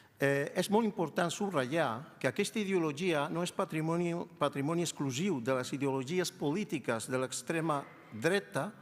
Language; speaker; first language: Catalan; non-native, fluent; Spanish